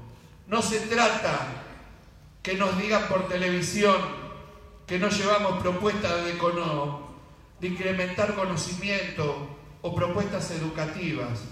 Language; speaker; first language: Spanish; native; Spanish